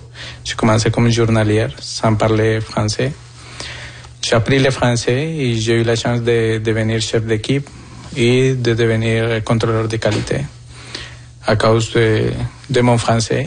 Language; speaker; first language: French; non-native, fluent; Spanish